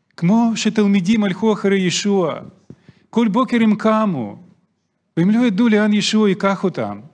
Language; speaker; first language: Hebrew; non-native, fluent; Russian